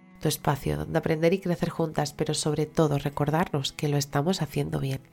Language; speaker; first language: Spanish; native; Spanish